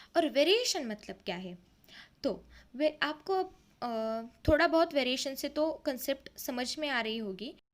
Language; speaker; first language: Hindi; non-native, local second language; Marathi